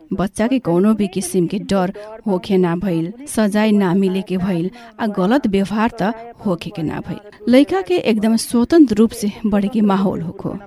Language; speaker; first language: Bhojpuri; non-native, local second language; Nepali